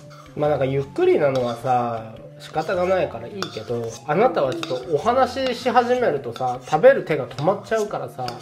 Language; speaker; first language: Japanese; native; Japanese